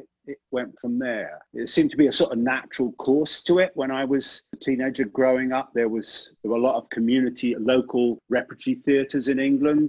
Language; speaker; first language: English; native; English